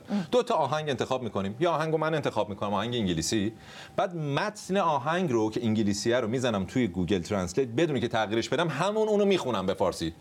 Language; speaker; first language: Persian; native; Persian